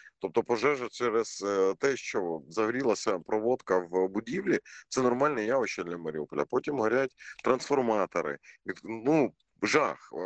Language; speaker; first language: Ukrainian; non-native, local second language; Russian